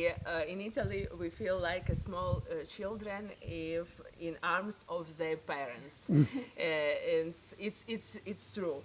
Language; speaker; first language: English; non-native, learner; Ukrainian